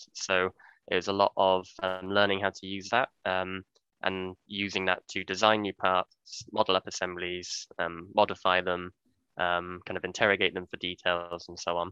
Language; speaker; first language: English; native; English